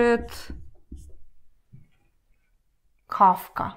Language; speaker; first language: Russian; non-native, learner; English